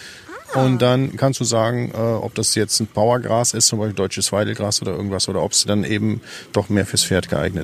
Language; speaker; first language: German; native; German